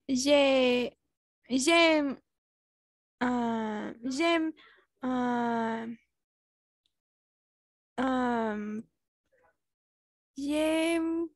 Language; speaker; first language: French; non-native, learner; Spanish